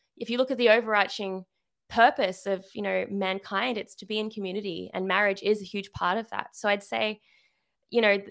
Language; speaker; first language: English; native; English